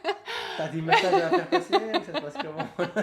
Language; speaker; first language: French; native; French